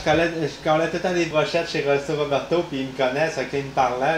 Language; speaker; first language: French; native; French